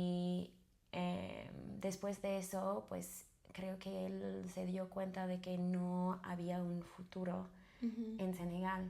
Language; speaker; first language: Spanish; non-native, fluent; English